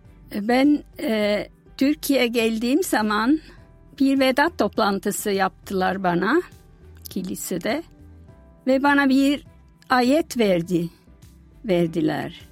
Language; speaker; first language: Turkish; non-native, fluent; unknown